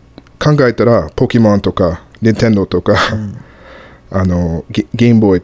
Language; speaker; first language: Japanese; non-native, fluent; English